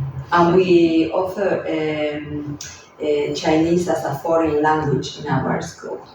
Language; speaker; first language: English; non-native, fluent; Spanish